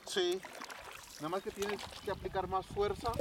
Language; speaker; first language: Spanish; native; Spanish